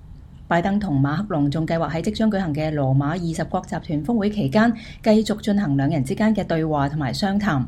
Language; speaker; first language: Chinese; non-native, local second language; Cantonese